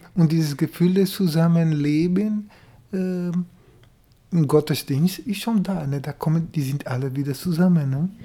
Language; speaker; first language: German; non-native, fluent; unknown